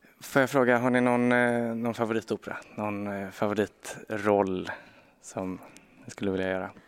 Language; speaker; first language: Swedish; native; Swedish